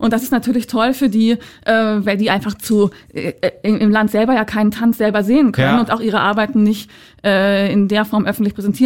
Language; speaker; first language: German; native; German